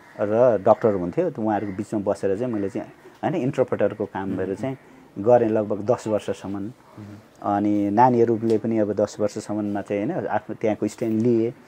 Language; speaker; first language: Nepali; native; Nepali